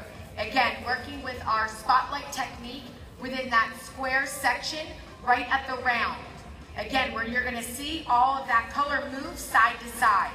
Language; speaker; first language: English; native; English